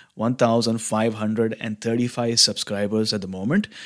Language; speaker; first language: English; non-native, local second language; Hindi